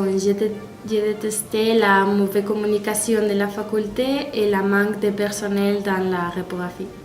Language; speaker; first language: French; non-native, learner; Spanish